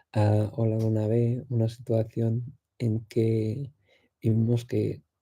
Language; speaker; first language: Spanish; non-native, fluent; English